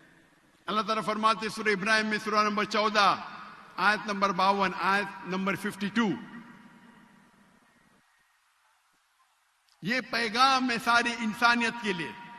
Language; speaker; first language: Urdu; non-native, local second language; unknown